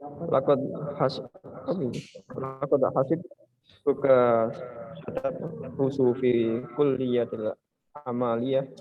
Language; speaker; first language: Arabic; non-native, learner; Indonesian